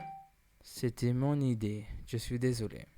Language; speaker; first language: French; non-native, learner; English